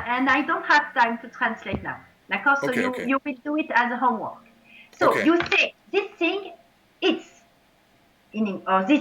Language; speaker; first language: English; non-native, fluent; French